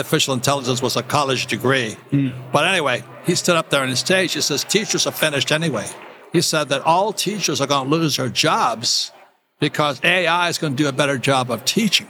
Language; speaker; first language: English; native; English